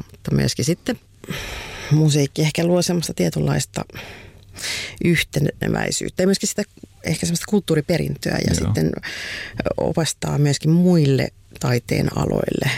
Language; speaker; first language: Finnish; native; Finnish